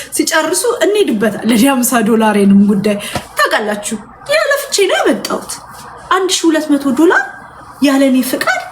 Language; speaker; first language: Amharic; non-native, local second language; Oromo